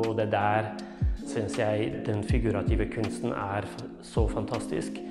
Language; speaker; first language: Norwegian; non-native, fluent; Kurdish